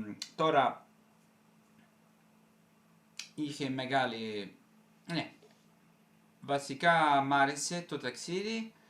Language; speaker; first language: Greek; non-native, fluent; Italian